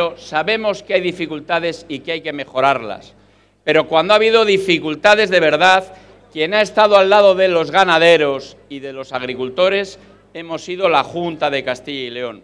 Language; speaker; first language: Spanish; native; Spanish